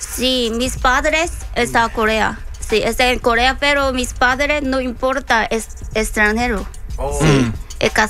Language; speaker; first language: Spanish; non-native, learner; Korean